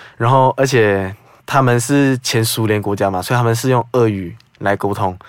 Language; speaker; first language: Chinese; non-native, fluent; Kazakh